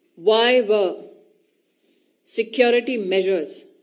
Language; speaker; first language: English; non-native, local second language; Hindi